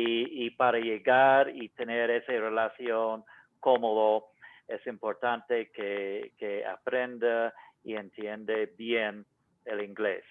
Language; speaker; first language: Spanish; non-native, fluent; English